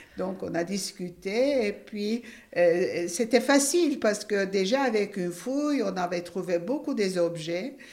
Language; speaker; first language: French; non-native, fluent; Turkish